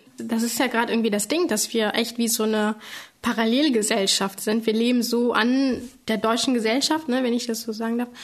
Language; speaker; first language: German; early bilingual, other home language; Tamil